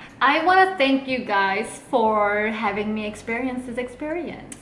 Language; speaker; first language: English; non-native, fluent; Turkish